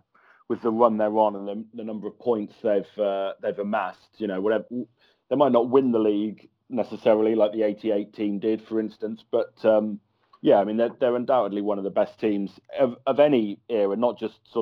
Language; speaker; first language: English; native; English